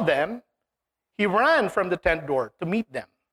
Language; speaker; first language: English; non-native, local second language; Filipino